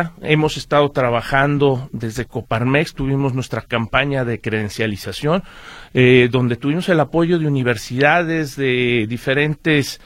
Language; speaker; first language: Spanish; native; Spanish